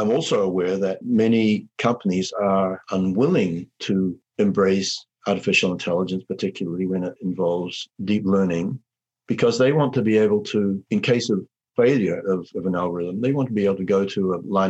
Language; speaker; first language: English; native; English